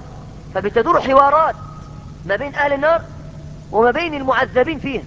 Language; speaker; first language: Arabic; native; Arabic